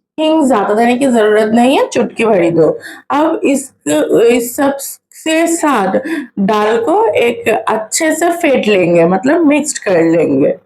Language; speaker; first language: Hindi; non-native, local second language; Bangla